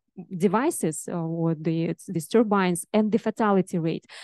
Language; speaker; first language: English; non-native, fluent; Russian